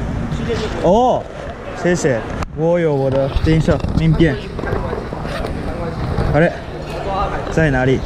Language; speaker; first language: Chinese; non-native, learner; Japanese